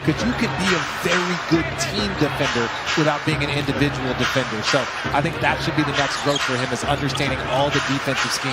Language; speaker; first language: English; native; English